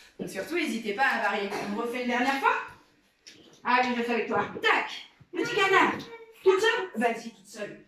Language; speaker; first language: French; native; French